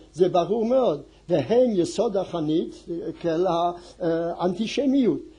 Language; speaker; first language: Hebrew; non-native, fluent; French